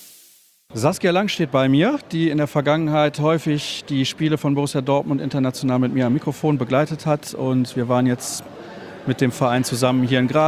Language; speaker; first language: German; native; German